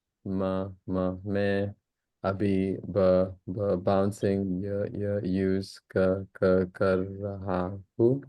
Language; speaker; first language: Hindi; non-native, local second language; English